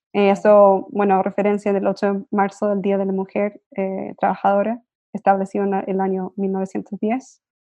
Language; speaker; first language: Spanish; native; Spanish